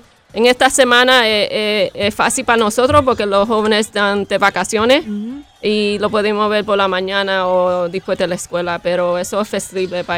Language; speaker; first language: Spanish; early bilingual, heritage; Spanish